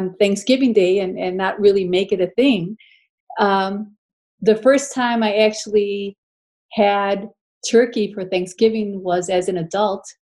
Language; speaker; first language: English; early bilingual, other home language; Spanish